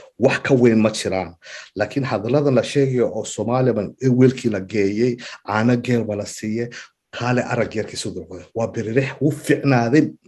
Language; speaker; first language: Somali; early bilingual, heritage; Somali